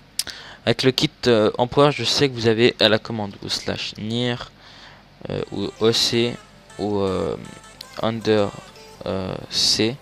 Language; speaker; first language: French; native; French